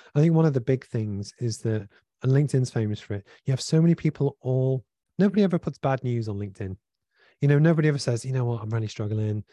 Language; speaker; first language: English; native; English